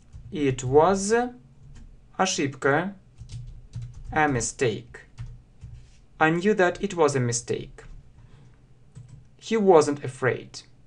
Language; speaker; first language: English; non-native, fluent; Russian